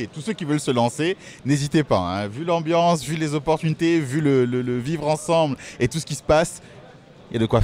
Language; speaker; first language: French; native; French